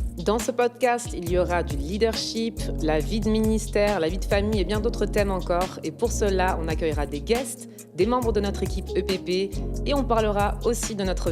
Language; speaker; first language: French; native; French